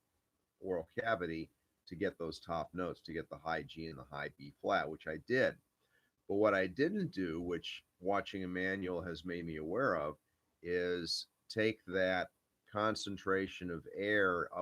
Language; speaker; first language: English; native; English